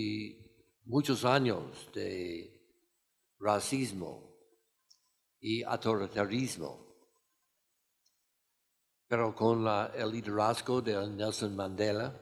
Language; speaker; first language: Spanish; non-native, fluent; English